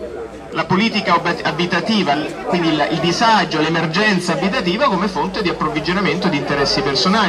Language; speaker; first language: Italian; native; Italian